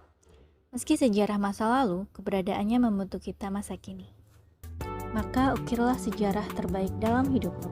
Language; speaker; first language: Indonesian; native; Indonesian